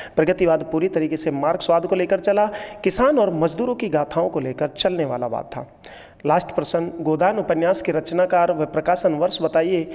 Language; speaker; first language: Hindi; native; Hindi